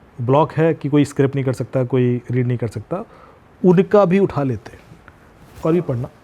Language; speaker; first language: Hindi; native; Hindi